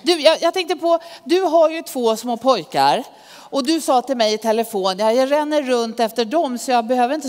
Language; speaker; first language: Swedish; native; Swedish